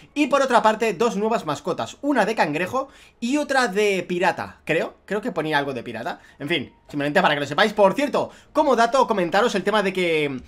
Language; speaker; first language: Spanish; native; Spanish